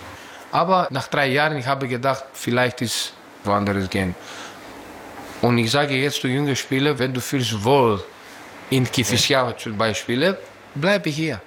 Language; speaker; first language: German; non-native, learner; Greek